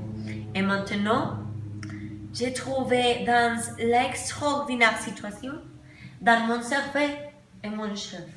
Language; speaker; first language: French; non-native, learner; Spanish